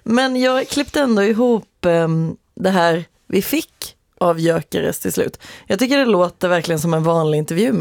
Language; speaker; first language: Swedish; native; Swedish